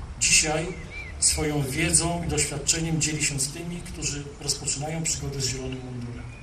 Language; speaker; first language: Polish; native; Polish